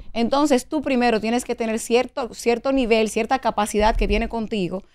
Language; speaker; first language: Spanish; native; Spanish